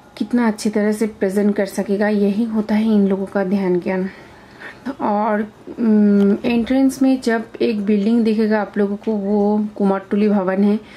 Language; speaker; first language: Hindi; non-native, local second language; Bangla